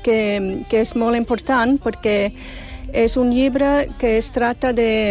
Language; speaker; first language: Catalan; non-native, fluent; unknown